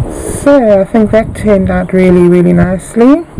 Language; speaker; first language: English; native; English